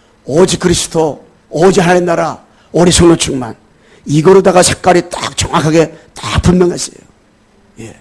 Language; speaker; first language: Korean; native; Korean